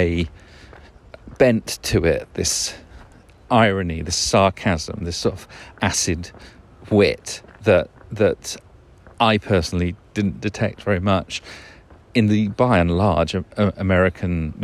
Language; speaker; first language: English; native; English